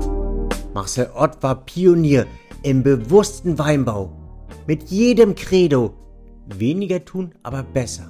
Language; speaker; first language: German; native; German